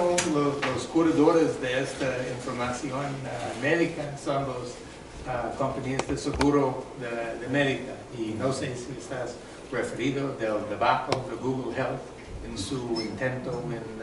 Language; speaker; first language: Spanish; non-native, learner; English